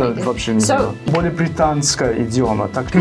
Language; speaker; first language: Russian; non-native, fluent; English